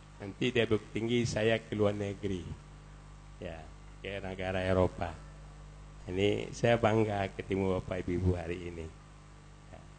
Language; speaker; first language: Indonesian; non-native, local second language; Minangkabau